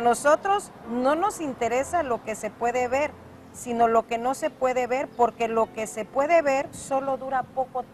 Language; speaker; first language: Spanish; native; Spanish